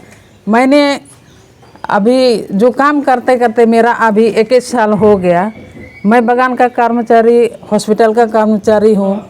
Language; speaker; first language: Hindi; non-native, local second language; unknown